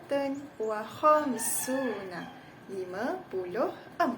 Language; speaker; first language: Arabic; non-native, fluent; Malay